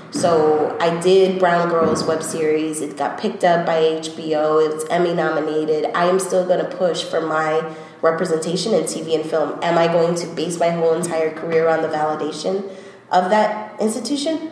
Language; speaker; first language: English; early bilingual, other home language; Spanish